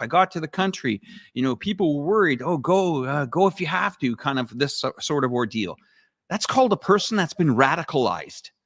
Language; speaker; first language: English; native; English